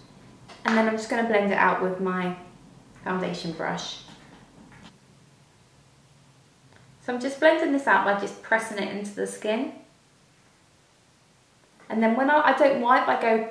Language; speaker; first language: English; native; English